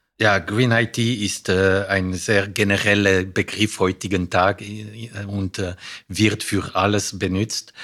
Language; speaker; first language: German; non-native, fluent; French